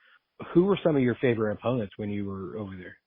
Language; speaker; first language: English; native; English